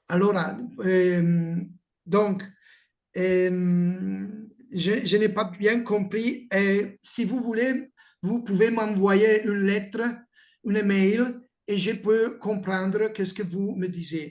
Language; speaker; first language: French; non-native, learner; Italian